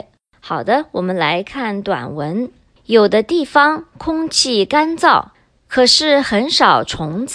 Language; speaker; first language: Chinese; early bilingual, heritage; Chinese